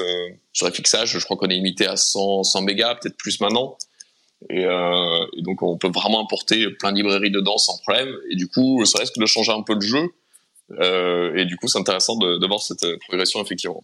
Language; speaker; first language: French; native; French